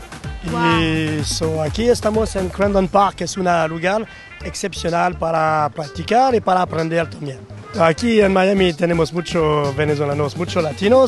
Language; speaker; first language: Spanish; non-native, learner; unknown